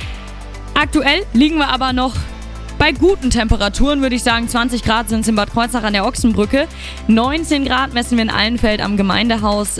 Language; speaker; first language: German; native; German